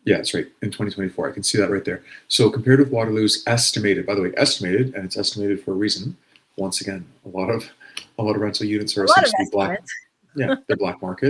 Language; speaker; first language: English; native; English